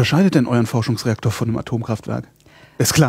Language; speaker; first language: German; native; German